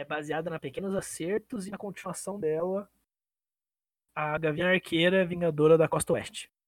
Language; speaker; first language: Portuguese; native; Portuguese